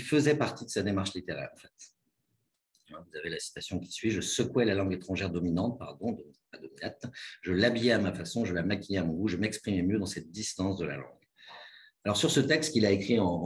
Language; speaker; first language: French; native; French